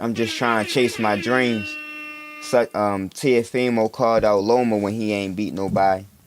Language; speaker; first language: English; native; English